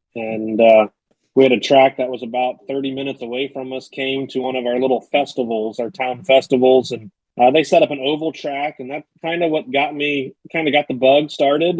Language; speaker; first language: English; native; English